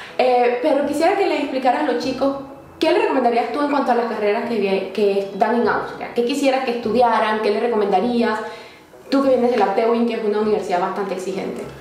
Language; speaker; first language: Spanish; native; Spanish